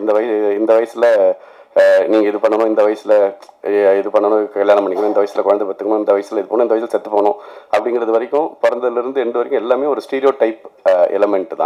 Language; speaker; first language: Tamil; native; Tamil